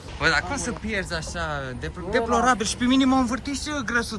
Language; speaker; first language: Romanian; native; Romanian